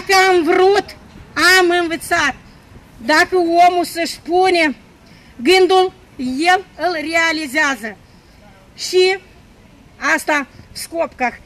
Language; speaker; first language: Romanian; non-native, local second language; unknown